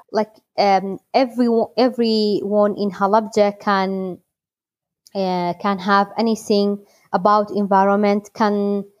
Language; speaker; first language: English; non-native, learner; Kurdish